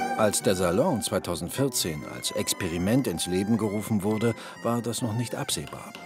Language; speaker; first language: German; native; German